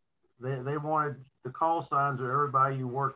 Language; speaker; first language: English; native; English